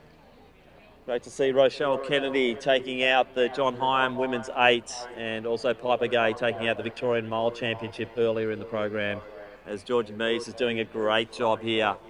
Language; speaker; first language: English; native; English